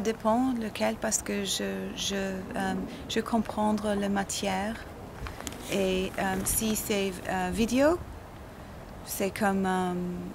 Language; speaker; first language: French; non-native, learner; English